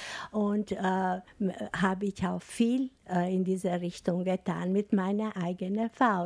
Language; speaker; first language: German; non-native, learner; Albanian